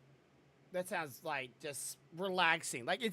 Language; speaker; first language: English; native; English